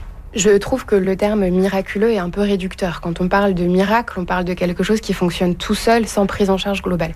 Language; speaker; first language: French; native; French